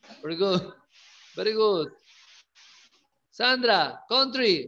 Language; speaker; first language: English; non-native, learner; Spanish